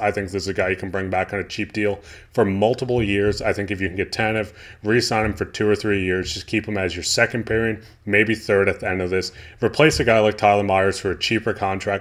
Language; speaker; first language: English; native; English